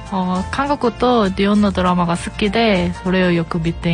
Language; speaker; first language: Japanese; non-native, learner; Korean